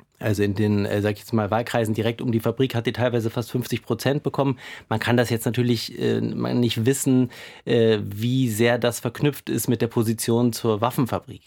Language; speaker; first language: German; native; German